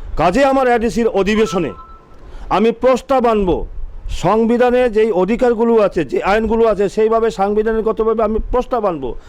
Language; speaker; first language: Bangla; non-native, local second language; Chakma